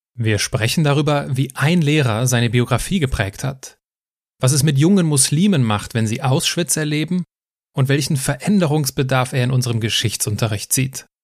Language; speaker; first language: German; native; German